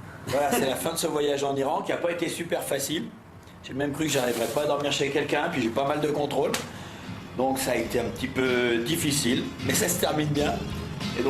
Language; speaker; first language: French; native; French